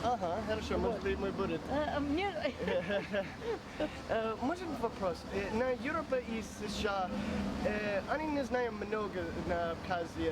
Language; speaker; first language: Russian; non-native, learner; English